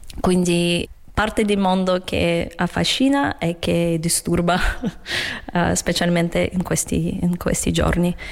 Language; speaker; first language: Italian; non-native, fluent; Russian